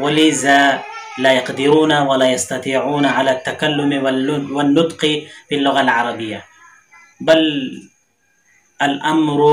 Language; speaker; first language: Arabic; non-native, fluent; Urdu